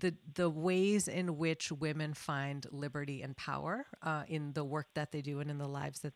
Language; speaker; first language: English; non-native, local second language; Bangla